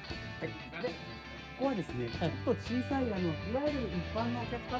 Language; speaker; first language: Japanese; native; Japanese